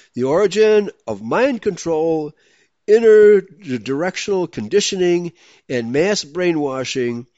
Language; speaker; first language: English; native; English